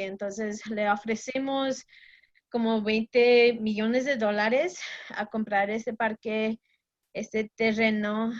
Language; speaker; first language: Spanish; non-native, fluent; English